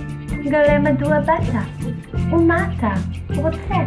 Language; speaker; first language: Hebrew; native; Hebrew